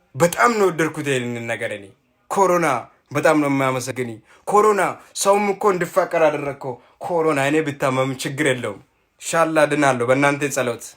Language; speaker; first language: Amharic; native; Amharic